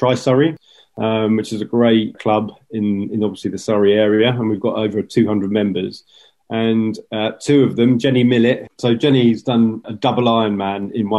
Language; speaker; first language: English; native; English